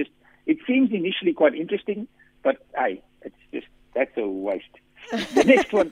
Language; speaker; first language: English; non-native, local second language; Afrikaans